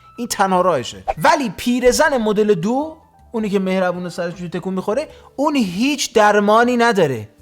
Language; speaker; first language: Persian; early bilingual, heritage; Persian